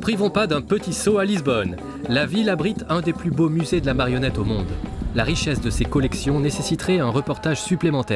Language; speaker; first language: French; native; French